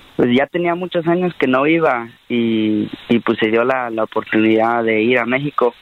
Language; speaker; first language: Spanish; early bilingual, heritage; Spanish